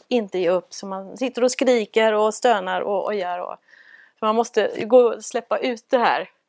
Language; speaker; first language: Swedish; native; Swedish